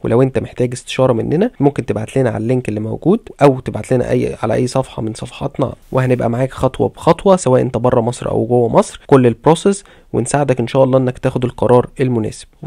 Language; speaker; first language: Arabic; native; Arabic